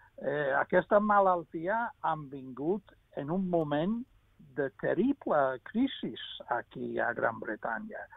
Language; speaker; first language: Catalan; non-native, fluent; English